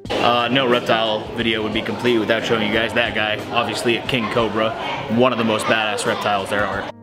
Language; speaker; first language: English; native; English